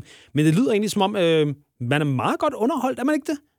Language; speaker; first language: Danish; native; Danish